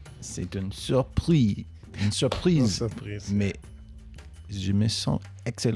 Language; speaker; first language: French; non-native, learner; English